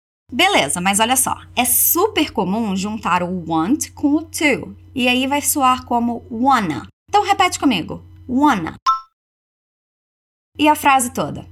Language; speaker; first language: Portuguese; native; Portuguese